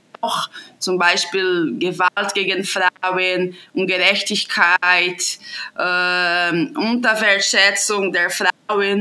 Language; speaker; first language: German; non-native, fluent; Portuguese